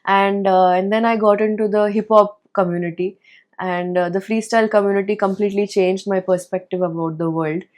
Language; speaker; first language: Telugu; non-native, local second language; Urdu